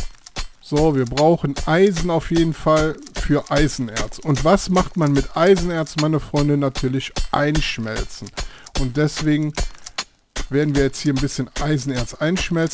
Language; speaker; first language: German; native; German